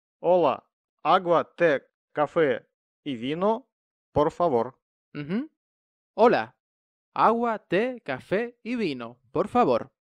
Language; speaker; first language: Spanish; non-native, fluent; Russian